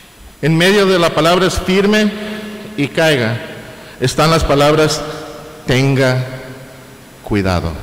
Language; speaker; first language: Spanish; non-native, fluent; English